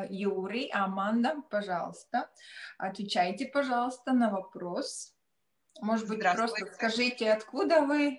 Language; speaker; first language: Russian; non-native, local second language; Latvian